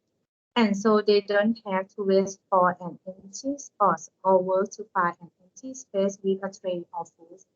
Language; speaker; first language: English; non-native, learner; Thai